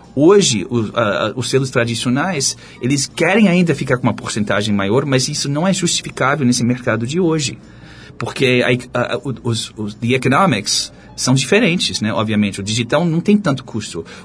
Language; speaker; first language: Portuguese; non-native, fluent; English